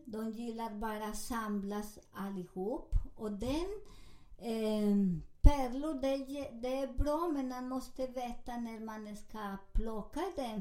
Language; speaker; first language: Swedish; non-native, learner; Spanish